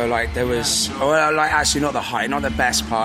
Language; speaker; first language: English; native; English